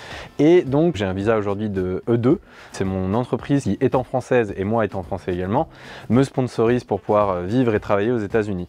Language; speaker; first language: French; native; French